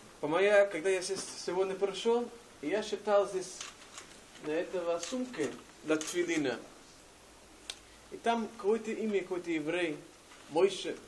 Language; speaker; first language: Russian; non-native, learner; English